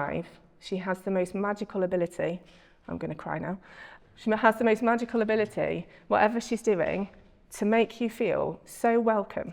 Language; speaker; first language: English; native; English